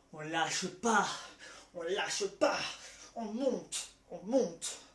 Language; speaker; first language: French; native; French